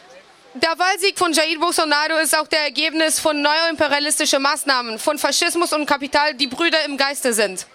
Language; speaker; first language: German; non-native, fluent; Portuguese